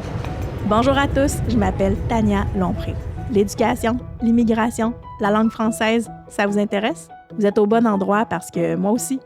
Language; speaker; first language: French; native; French